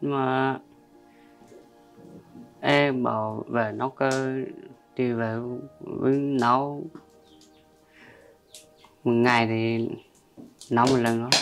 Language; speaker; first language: Vietnamese; non-native, local second language; Hmong